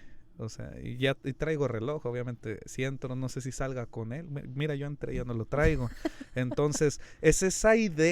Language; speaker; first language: Spanish; native; Spanish